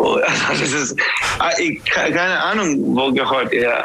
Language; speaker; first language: German; non-native, learner; English